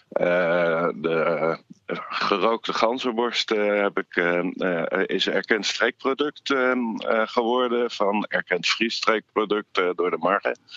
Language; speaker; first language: Dutch; native; Dutch